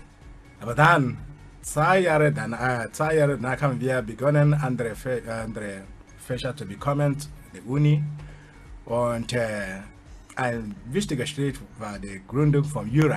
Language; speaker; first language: German; non-native, fluent; Igbo